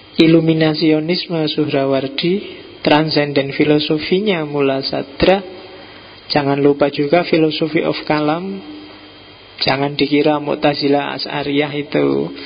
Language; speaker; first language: Indonesian; non-native, local second language; Javanese